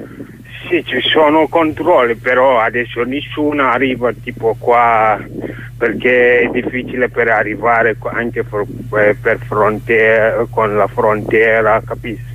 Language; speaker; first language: Italian; non-native, learner; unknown